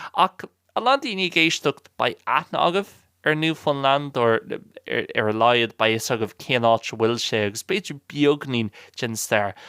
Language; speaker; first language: Irish; non-native, local second language; English